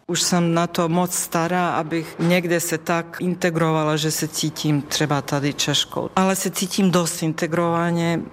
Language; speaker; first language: Czech; non-native, fluent; Serbian